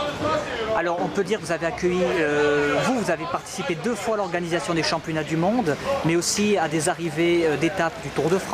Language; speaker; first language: French; native; French